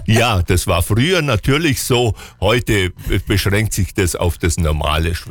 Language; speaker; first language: German; native; German